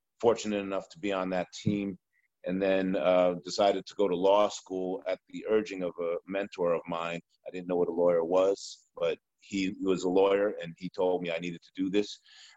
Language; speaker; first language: English; native; English